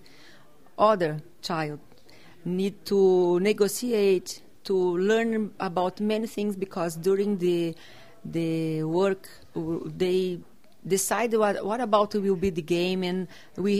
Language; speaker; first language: English; non-native, learner; Portuguese